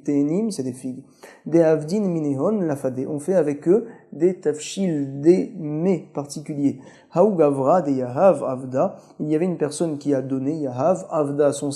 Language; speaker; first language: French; native; French